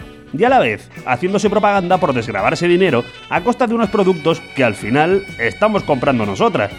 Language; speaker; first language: Spanish; native; Spanish